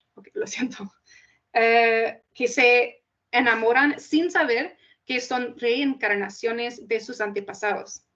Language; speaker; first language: Spanish; non-native, fluent; English